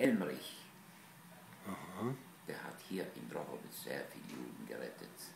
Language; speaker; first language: German; non-native, fluent; Polish